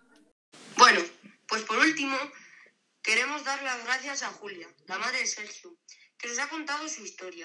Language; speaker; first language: Spanish; native; Spanish